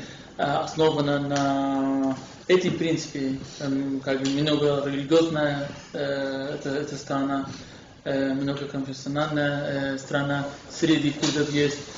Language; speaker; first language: Russian; non-native, fluent; Kurdish